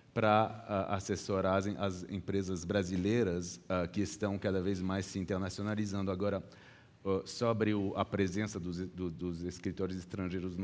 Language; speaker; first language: Portuguese; early bilingual, heritage; Portuguese